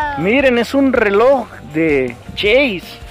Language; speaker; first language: Spanish; native; Spanish